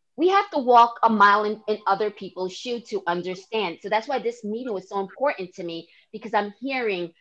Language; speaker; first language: English; native; English